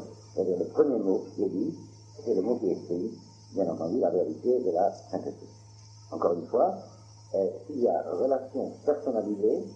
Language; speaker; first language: French; native; French